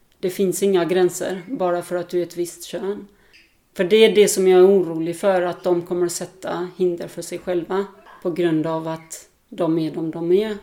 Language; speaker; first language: Swedish; early bilingual, other home language; Albanian